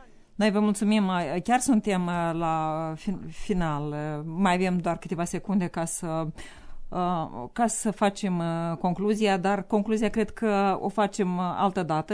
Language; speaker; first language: Romanian; native; Romanian